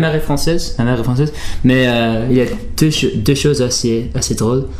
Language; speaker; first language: French; early bilingual, heritage; English